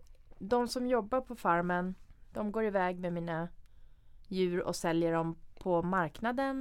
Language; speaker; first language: Swedish; early bilingual, other home language; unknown